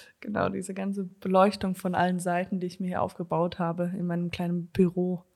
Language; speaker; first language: German; native; German